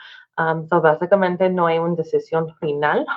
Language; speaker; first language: Spanish; non-native, learner; English